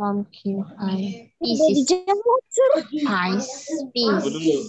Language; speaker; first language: English; non-native, learner; Indonesian